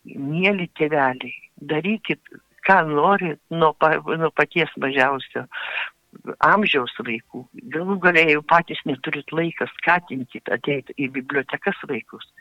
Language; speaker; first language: Lithuanian; native; Lithuanian